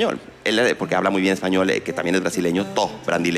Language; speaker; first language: Spanish; native; Spanish